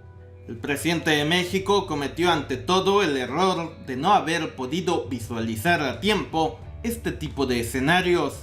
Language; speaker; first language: Spanish; native; Spanish